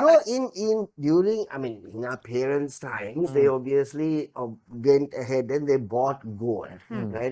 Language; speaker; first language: English; non-native, local second language; Sinhala